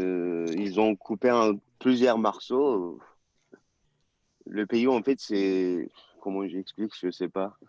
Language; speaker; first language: French; non-native, learner; Turkish